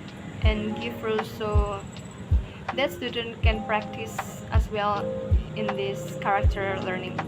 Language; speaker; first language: English; non-native, learner; Indonesian